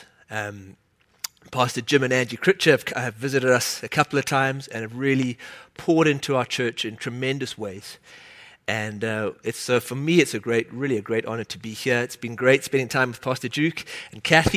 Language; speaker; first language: English; native; English